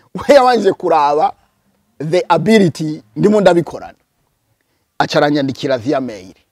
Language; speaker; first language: Rundi; early bilingual, heritage; Rundi